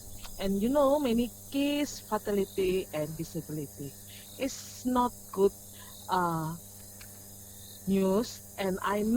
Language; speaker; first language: English; non-native, learner; Indonesian